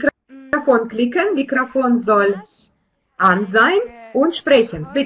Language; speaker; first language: German; non-native, fluent; Russian